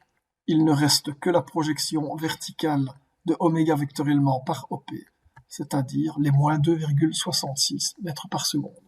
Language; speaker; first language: French; native; French